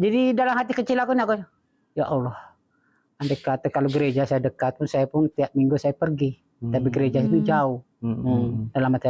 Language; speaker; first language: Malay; non-native, fluent; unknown